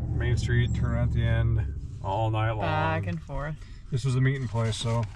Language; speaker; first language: English; native; English